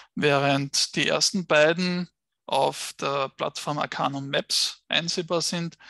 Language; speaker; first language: German; native; German